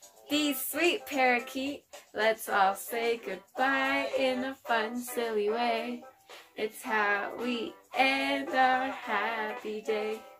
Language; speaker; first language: English; non-native, fluent; Spanish